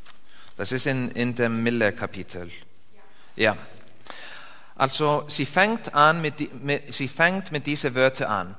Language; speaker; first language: German; non-native, fluent; Icelandic